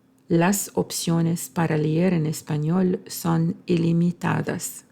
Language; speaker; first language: Spanish; non-native, fluent; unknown